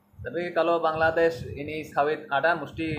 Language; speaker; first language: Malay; non-native, learner; Bangla